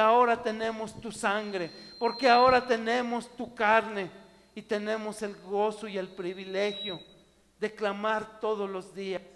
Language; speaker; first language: Spanish; native; Spanish